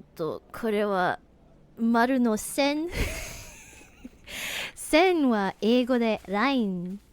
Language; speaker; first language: Japanese; non-native, learner; English